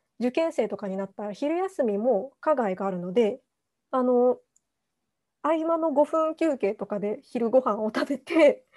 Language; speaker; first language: Japanese; native; Japanese